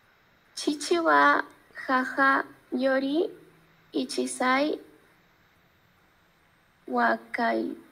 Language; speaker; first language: Japanese; non-native, learner; Spanish